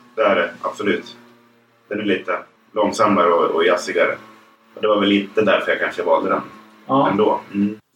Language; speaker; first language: Swedish; native; Swedish